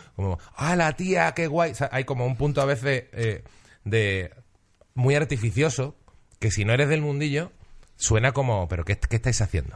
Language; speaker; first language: Spanish; native; Spanish